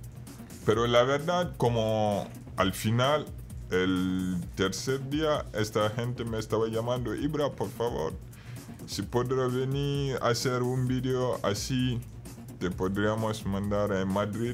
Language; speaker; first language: Spanish; non-native, fluent; Bambara